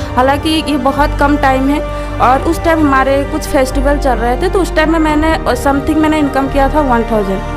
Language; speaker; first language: Hindi; non-native, local second language; Assamese